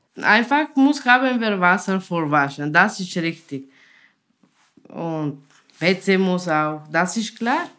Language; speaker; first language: German; non-native, learner; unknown